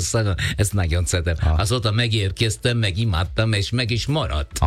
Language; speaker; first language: Hungarian; non-native, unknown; Italian